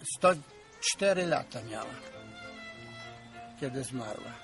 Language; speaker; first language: Polish; early bilingual, heritage; Polish